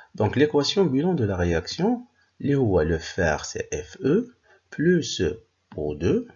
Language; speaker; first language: French; non-native, local second language; Arabic